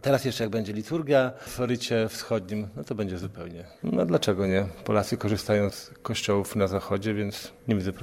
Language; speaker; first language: Polish; native; Polish